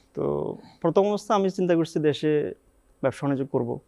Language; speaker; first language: Bangla; native; Bangla